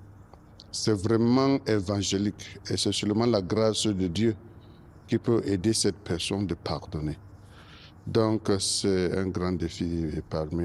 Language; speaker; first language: French; non-native, local second language; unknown